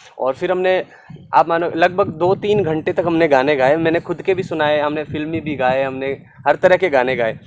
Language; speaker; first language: Hindi; native; Hindi